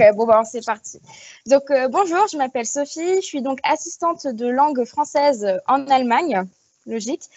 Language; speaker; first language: French; native; French